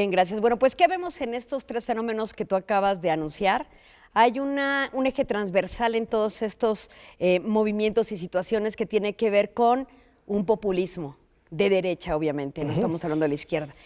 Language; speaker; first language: Spanish; native; Spanish